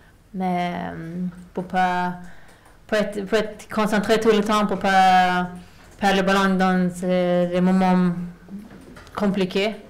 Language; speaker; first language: French; non-native, fluent; Swedish